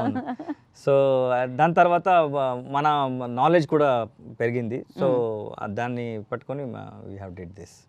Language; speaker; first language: Telugu; non-native, learner; Kannada